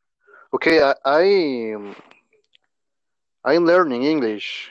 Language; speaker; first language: English; non-native, learner; Spanish